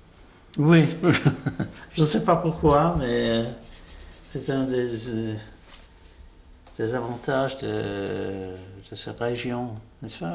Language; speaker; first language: French; non-native, fluent; English